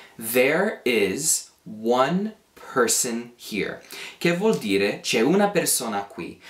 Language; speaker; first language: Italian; non-native, fluent; English